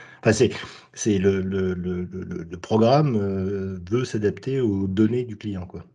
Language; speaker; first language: French; native; French